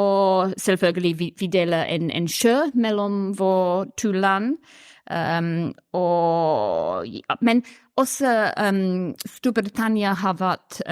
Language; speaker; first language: Norwegian; non-native, fluent; English